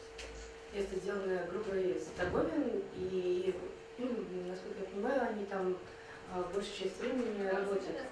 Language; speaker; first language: Russian; native; Russian